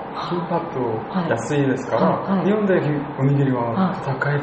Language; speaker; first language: Japanese; non-native, learner; Korean